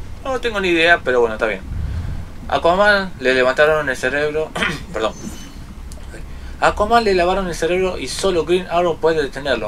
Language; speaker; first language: Spanish; native; Spanish